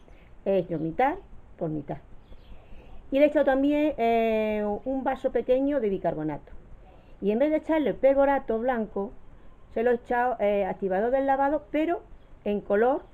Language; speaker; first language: Spanish; native; Spanish